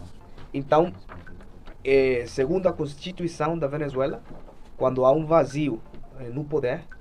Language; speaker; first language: Portuguese; non-native, fluent; Spanish